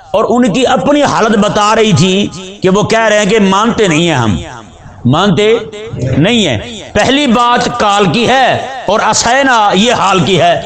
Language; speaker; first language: Urdu; native; Urdu